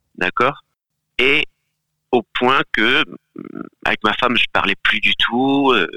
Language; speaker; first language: French; non-native, fluent; Galician